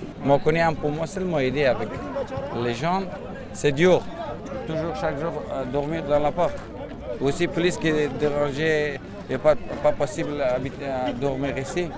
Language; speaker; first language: French; non-native, learner; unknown